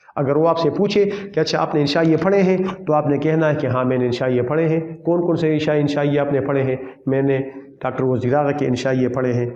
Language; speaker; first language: Urdu; non-native, local second language; Pashto